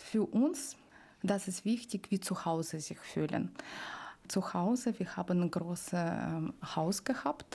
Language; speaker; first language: German; non-native, learner; Ukrainian